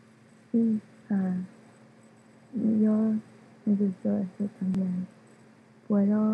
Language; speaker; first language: Spanish; non-native, learner; English